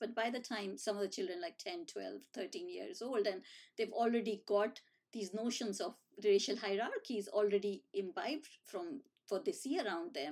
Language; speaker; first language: English; non-native, local second language; Hindi